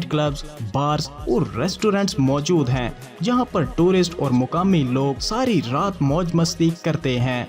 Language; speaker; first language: Urdu; native; Urdu